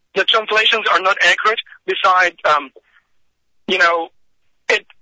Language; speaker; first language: English; non-native, fluent; Arabic